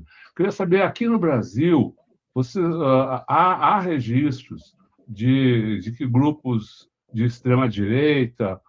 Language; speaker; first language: Portuguese; native; Portuguese